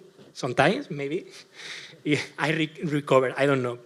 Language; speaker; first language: English; non-native, learner; Spanish